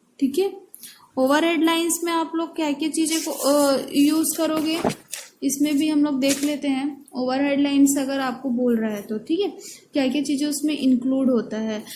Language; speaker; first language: Hindi; native; Hindi